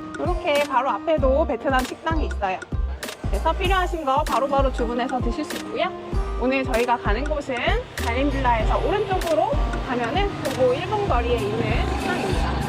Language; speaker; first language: Korean; native; Korean